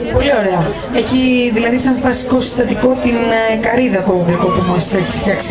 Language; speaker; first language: Greek; native; Greek